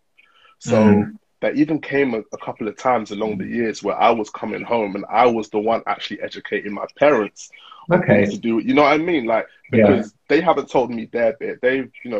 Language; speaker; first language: English; native; English